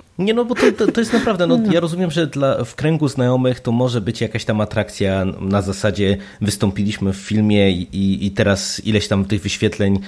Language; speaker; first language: Polish; native; Polish